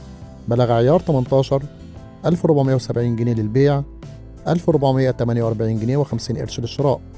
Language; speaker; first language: Arabic; native; Arabic